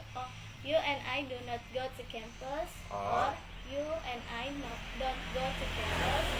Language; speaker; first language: English; non-native, learner; Indonesian